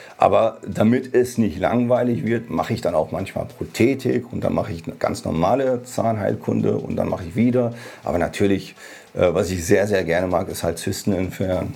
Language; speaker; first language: German; native; German